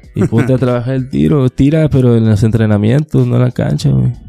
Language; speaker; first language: Spanish; native; Spanish